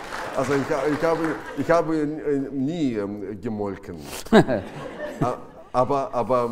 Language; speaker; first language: German; non-native, fluent; Russian